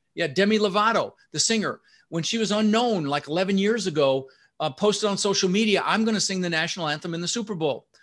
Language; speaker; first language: English; early bilingual, other home language; Dutch